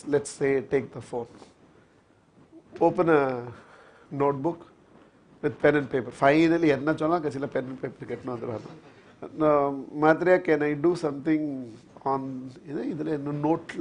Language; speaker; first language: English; non-native, local second language; Tamil